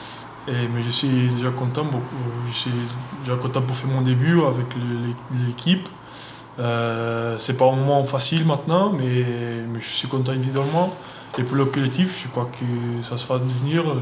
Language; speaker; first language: French; non-native, learner; Portuguese